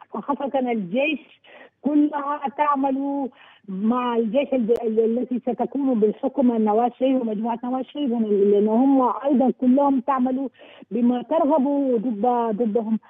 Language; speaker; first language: Arabic; non-native, learner; Urdu